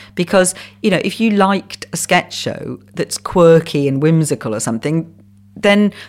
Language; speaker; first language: English; non-native, local second language; Welsh